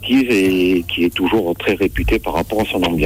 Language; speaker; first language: French; native; French